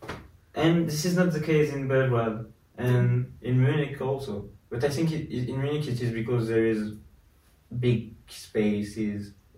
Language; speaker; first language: English; non-native, learner; French